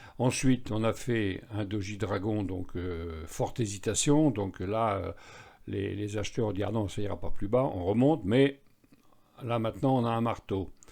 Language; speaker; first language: French; native; French